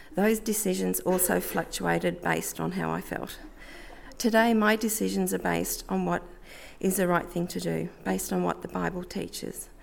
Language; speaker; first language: English; native; English